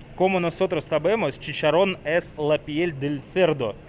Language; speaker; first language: Spanish; non-native, learner; Russian